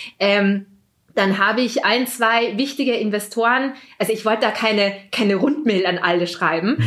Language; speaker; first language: German; early bilingual, other home language; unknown